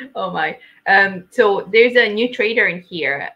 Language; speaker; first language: English; non-native, fluent; Latvian